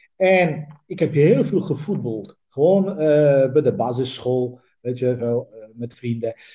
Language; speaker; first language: Dutch; non-native, fluent; Polish